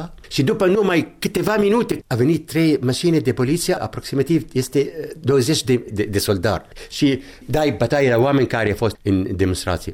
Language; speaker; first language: Romanian; non-native, learner; Arabic